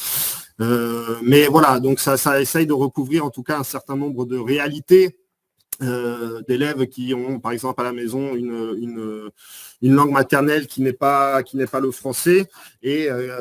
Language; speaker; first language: French; native; French